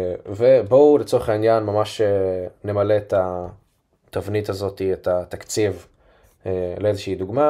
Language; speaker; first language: Hebrew; native; Hebrew